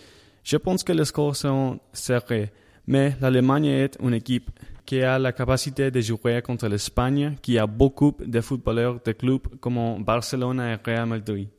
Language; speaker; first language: French; non-native, learner; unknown